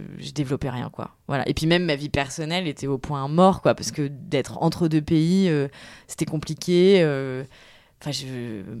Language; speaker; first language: French; native; French